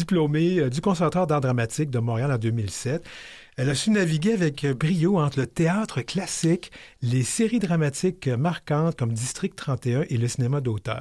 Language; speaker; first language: French; native; French